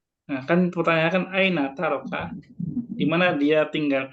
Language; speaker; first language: Indonesian; native; Indonesian